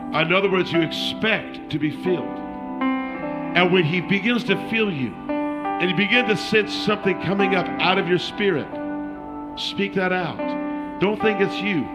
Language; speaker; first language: English; native; English